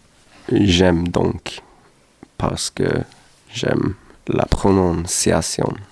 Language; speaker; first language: French; non-native, learner; Swedish